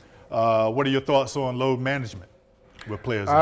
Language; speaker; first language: English; native; English